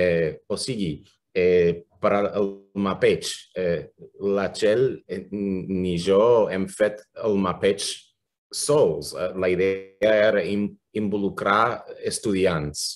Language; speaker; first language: Catalan; non-native, fluent; English